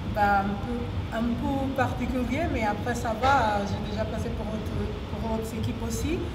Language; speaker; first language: French; non-native, learner; Portuguese